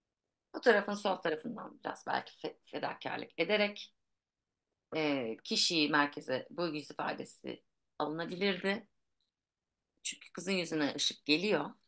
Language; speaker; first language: Turkish; native; Turkish